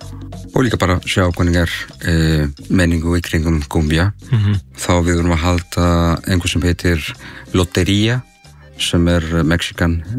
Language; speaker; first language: Icelandic; non-native, learner; Spanish